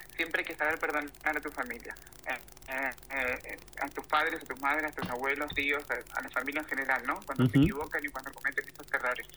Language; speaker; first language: Spanish; native; Spanish